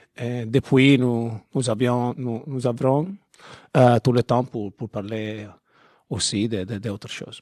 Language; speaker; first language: French; non-native, learner; Italian